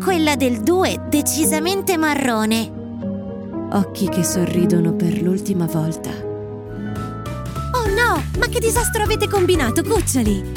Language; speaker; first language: Italian; native; Italian